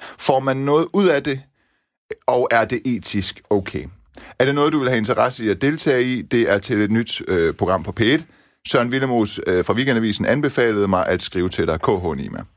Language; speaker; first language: Danish; early bilingual, other home language; Persian